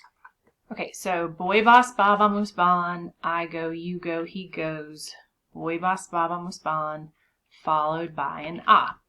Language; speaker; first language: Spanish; non-native, fluent; English